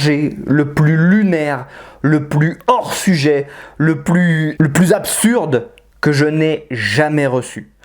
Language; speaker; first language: French; native; French